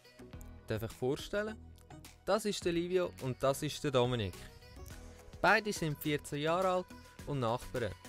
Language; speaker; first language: German; native; German